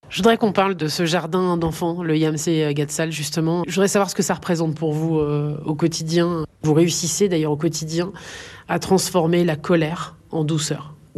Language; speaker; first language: French; native; French